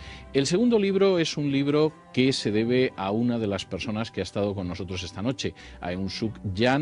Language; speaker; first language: Spanish; native; Spanish